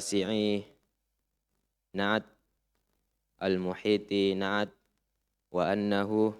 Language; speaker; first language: Arabic; non-native, learner; Indonesian